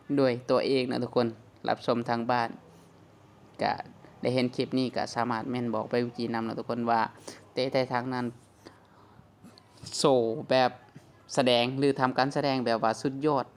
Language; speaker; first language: Thai; non-native, local second language; Northeastern Thai